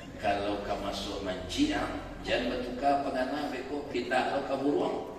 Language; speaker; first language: Malay; non-native, local second language; Minangkabau